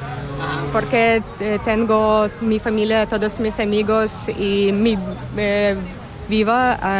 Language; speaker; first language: Spanish; non-native, learner; Ukrainian